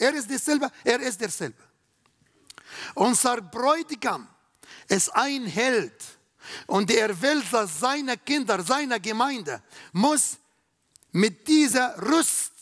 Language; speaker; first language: German; non-native, learner; Arabic